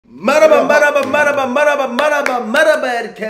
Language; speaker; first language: Turkish; non-native, learner; English